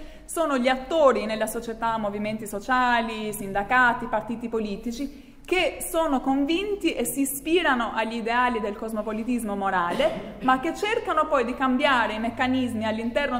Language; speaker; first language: Italian; non-native, fluent; Albanian